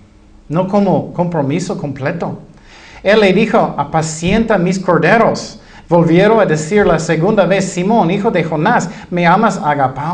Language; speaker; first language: Spanish; non-native, fluent; English